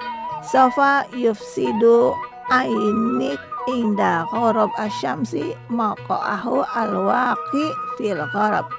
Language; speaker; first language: Arabic; non-native, fluent; Indonesian